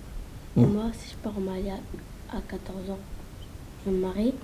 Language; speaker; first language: French; early bilingual, other home language; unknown